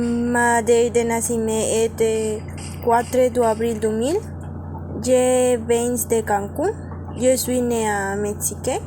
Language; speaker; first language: French; non-native, learner; Spanish